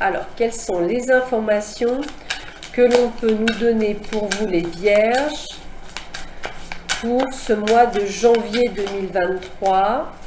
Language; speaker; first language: French; native; French